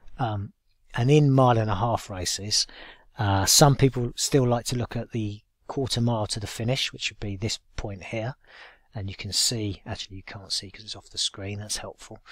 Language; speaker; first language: English; native; English